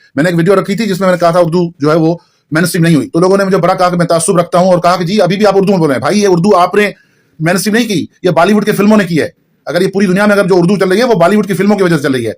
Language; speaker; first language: Urdu; non-native, local second language; Sindhi